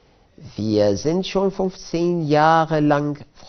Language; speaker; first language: German; non-native, fluent; Arabic